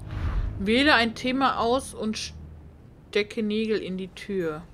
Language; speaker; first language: German; native; German